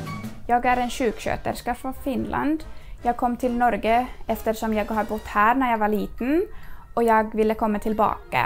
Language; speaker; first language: Swedish; non-native, fluent; Finnish